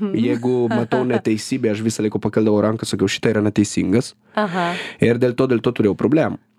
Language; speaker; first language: Lithuanian; non-native, fluent; Italian